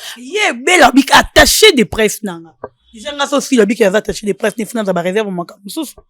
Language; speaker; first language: Lingala; native; Lingala